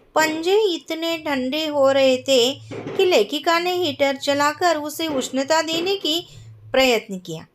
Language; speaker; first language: Hindi; non-native, local second language; Kannada